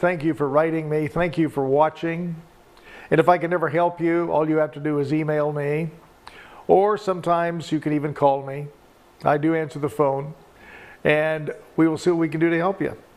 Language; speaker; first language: English; native; English